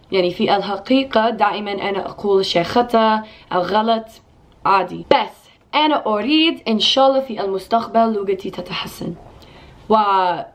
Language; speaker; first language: Arabic; non-native, learner; English